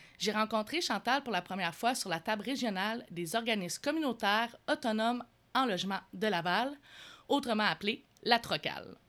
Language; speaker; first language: French; native; French